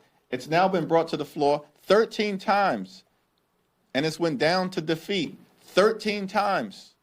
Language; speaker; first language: English; native; English